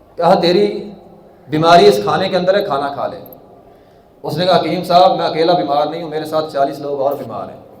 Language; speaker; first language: Urdu; non-native, local second language; Punjabi